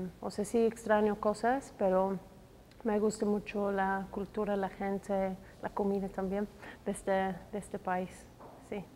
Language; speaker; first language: Spanish; non-native, fluent; English